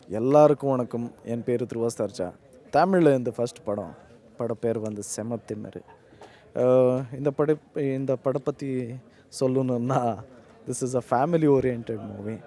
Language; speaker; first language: Tamil; non-native, learner; Kannada